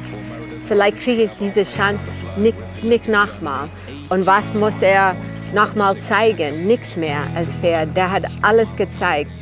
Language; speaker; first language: German; non-native, fluent; English